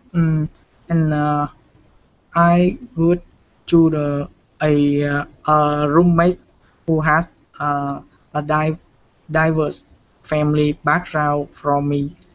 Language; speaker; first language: English; non-native, learner; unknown